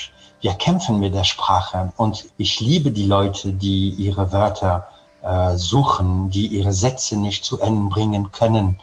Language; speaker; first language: German; non-native, fluent; French